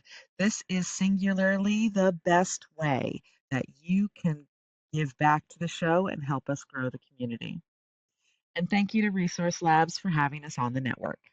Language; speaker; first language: English; native; English